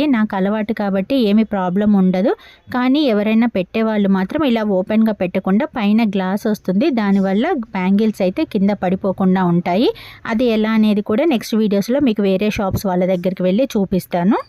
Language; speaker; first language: Telugu; native; Telugu